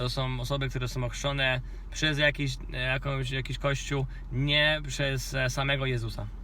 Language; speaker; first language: Polish; non-native, fluent; Kinyarwanda